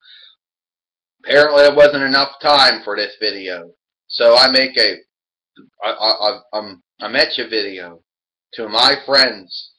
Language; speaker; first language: English; native; English